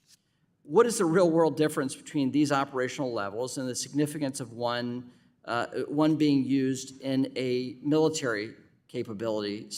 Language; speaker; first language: English; native; English